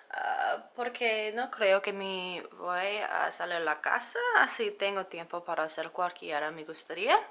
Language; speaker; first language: Spanish; non-native, learner; English